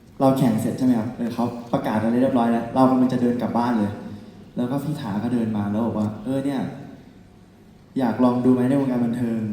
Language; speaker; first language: Thai; native; Thai